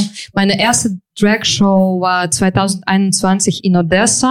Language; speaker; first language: German; non-native, fluent; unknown